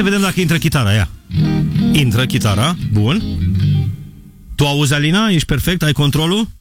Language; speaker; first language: Romanian; native; Romanian